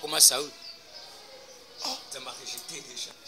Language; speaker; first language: French; non-native, local second language; Lingala